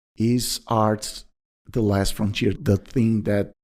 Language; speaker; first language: English; non-native, fluent; Portuguese